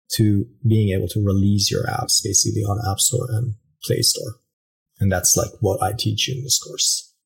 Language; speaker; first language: English; non-native, fluent; Persian